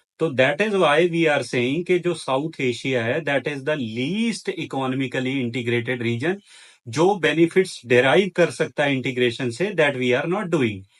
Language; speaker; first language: Hindi; native; Hindi